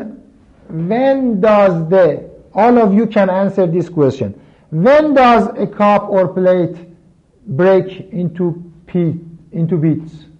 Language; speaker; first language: English; non-native, fluent; Persian